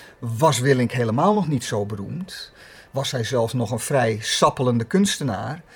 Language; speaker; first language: Dutch; native; Dutch